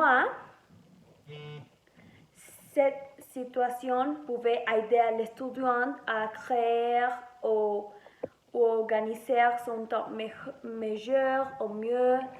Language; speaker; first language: French; non-native, learner; Spanish